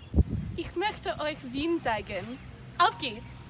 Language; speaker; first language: German; non-native, fluent; English